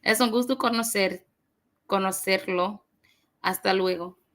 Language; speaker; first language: Spanish; non-native, learner; English